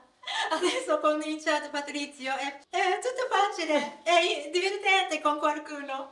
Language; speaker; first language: Italian; non-native, learner; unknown